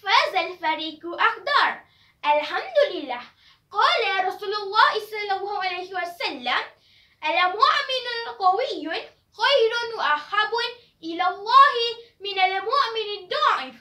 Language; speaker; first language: Arabic; non-native, learner; Malay